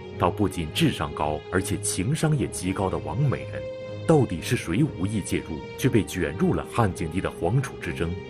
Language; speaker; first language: Chinese; native; Chinese